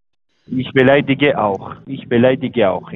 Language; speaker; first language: German; non-native, learner; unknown